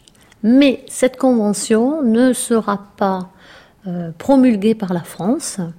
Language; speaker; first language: French; native; French